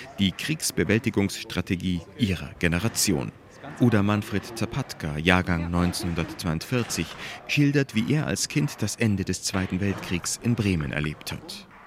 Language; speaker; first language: German; native; German